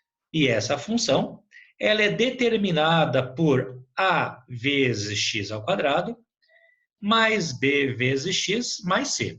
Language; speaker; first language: Portuguese; native; Portuguese